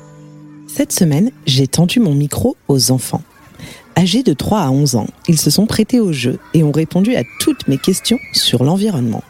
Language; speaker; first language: French; native; French